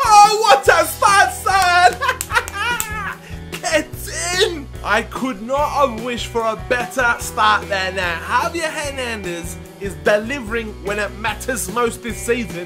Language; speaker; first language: English; native; English